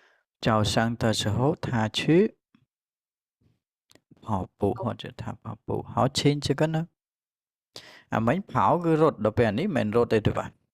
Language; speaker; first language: Chinese; non-native, fluent; Khmer